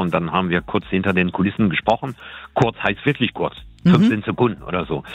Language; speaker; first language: German; non-native, fluent; French